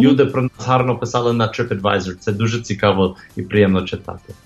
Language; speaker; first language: Ukrainian; early bilingual, heritage; English